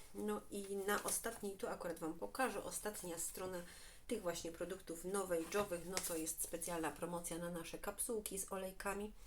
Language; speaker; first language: Polish; native; Polish